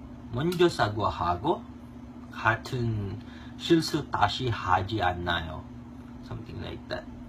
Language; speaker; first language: English; non-native, local second language; Filipino